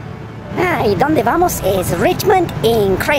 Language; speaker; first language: Spanish; non-native, learner; English